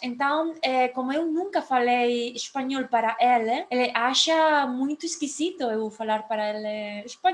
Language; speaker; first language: Portuguese; non-native, fluent; Spanish